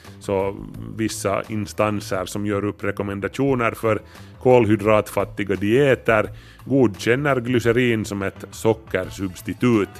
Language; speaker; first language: Swedish; native; Swedish